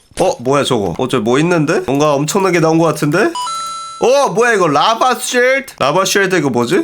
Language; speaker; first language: Korean; native; Korean